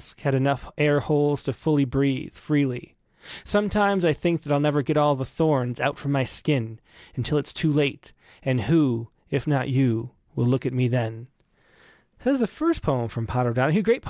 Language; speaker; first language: English; native; English